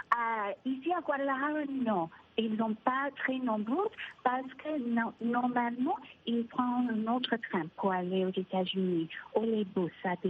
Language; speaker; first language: French; non-native, fluent; Spanish